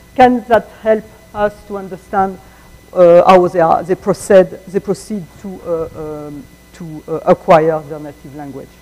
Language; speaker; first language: English; non-native, fluent; French